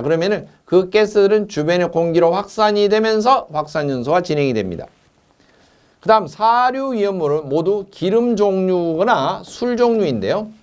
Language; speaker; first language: Korean; native; Korean